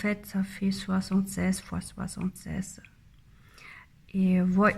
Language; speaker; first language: French; non-native, learner; German